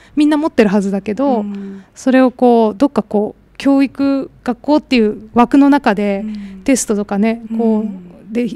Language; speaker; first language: Japanese; native; Japanese